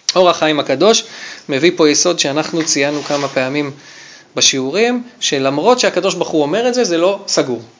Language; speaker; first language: Hebrew; native; Hebrew